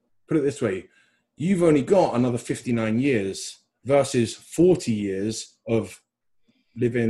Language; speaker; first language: English; native; English